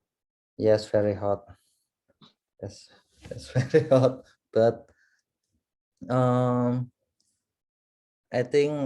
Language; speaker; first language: English; non-native, learner; Indonesian